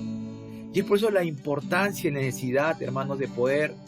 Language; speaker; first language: Spanish; native; Spanish